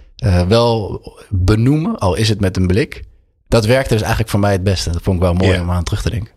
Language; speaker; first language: Dutch; native; Dutch